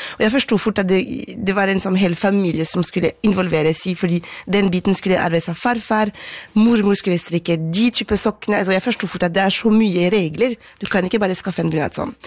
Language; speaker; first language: Norwegian; non-native, fluent; French